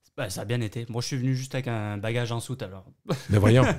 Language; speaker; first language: French; native; French